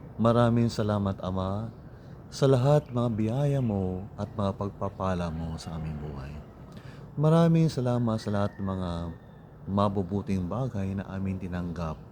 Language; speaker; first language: Filipino; non-native, local second language; Iloko